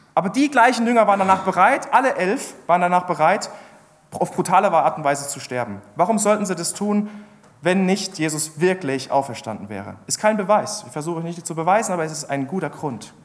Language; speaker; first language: German; native; German